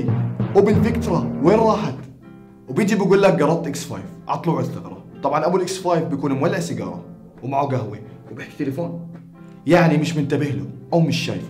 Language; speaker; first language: Arabic; native; Arabic